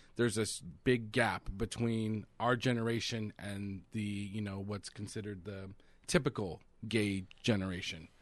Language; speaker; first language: English; native; English